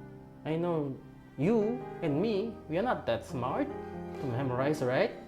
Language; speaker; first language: English; non-native, fluent; Korean